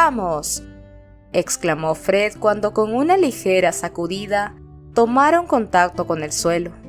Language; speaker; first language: Spanish; native; Spanish